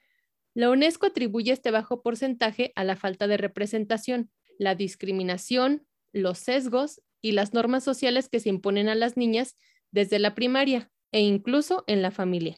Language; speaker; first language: Spanish; native; Spanish